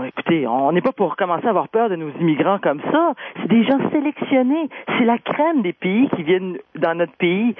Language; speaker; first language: French; native; French